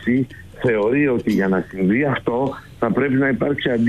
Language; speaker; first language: Greek; native; Greek